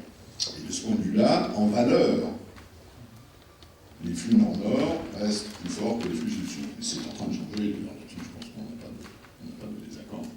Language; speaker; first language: French; native; French